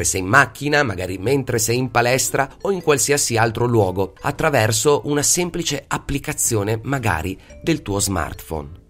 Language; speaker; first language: Italian; native; Italian